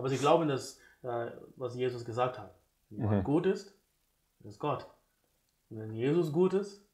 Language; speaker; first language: German; non-native, fluent; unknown